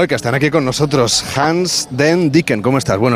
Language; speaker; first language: Spanish; native; Spanish